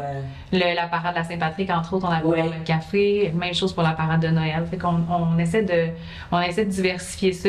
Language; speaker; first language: French; native; French